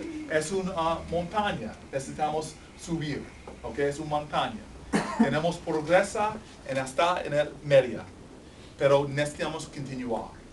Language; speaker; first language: Spanish; non-native, fluent; English